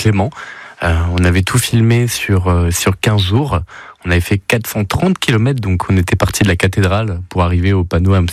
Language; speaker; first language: French; native; French